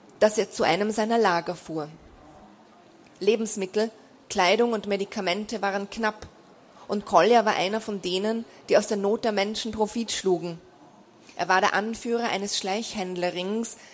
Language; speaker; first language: German; native; German